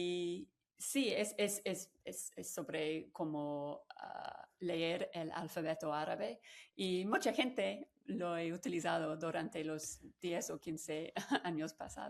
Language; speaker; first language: Spanish; non-native, fluent; English